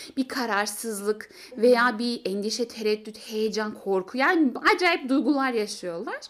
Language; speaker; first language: Turkish; early bilingual, heritage; Turkish